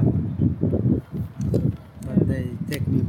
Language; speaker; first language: English; non-native, learner; Arabic